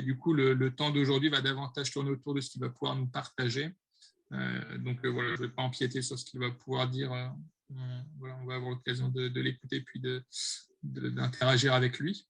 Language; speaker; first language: French; native; French